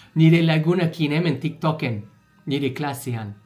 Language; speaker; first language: Basque; non-native, learner; English